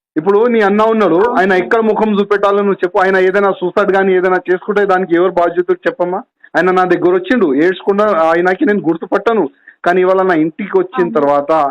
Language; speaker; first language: Telugu; non-native, local second language; Hindi